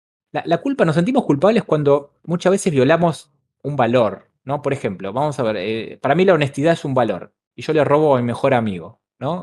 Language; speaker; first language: Spanish; native; Spanish